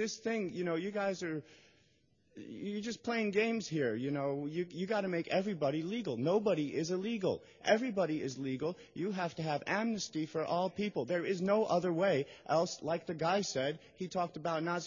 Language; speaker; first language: English; non-native, fluent; Russian